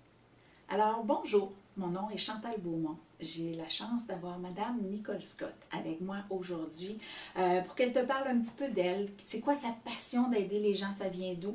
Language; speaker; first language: French; native; French